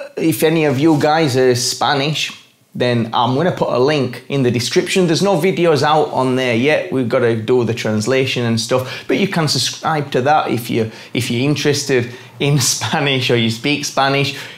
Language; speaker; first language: English; native; English